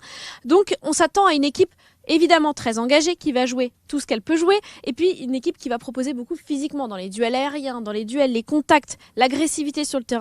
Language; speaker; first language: French; native; French